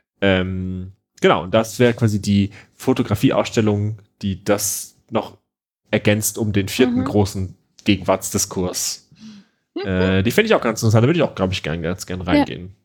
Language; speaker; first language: German; native; German